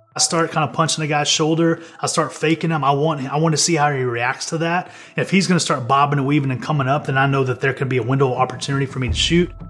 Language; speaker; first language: English; native; English